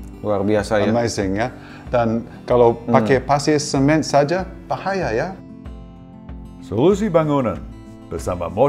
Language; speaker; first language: Indonesian; non-native, learner; English